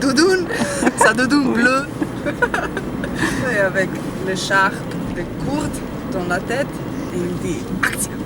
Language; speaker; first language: French; non-native, fluent; Slovenian